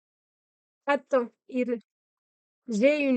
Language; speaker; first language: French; non-native, fluent; Tamil